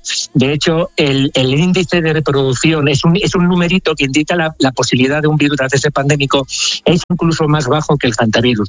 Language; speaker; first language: Spanish; native; Spanish